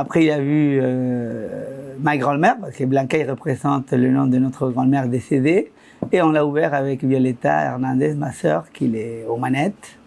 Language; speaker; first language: French; non-native, fluent; Spanish